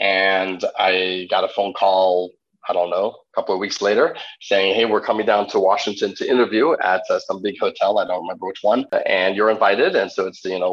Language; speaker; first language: English; native; English